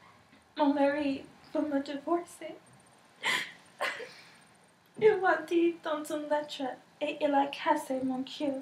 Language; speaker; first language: French; non-native, learner; English